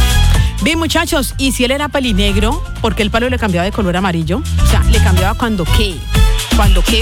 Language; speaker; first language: Spanish; native; Spanish